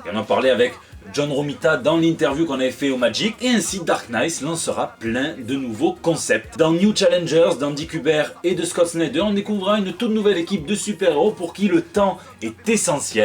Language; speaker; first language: French; native; French